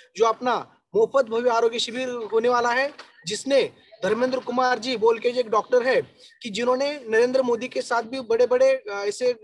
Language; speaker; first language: Hindi; non-native, local second language; Marathi